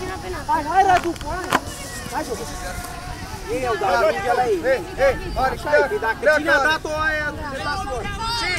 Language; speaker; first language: Romanian; native; Romanian